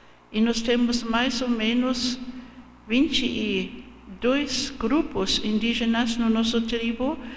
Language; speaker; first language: Portuguese; non-native, fluent; German